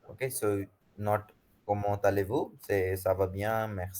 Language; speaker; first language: French; non-native, fluent; Hindi